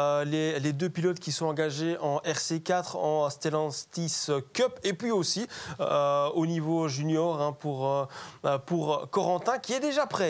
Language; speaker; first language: French; native; French